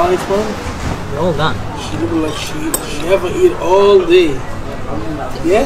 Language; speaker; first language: English; non-native, learner; Somali